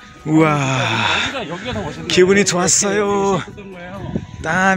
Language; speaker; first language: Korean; non-native, learner; Nepali